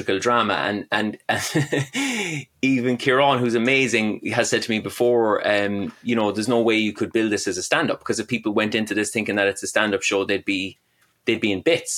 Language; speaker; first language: English; native; English